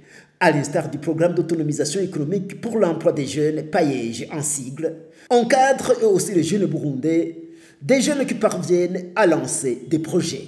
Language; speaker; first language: French; non-native, local second language; Rundi